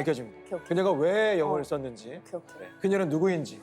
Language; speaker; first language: Korean; native; Korean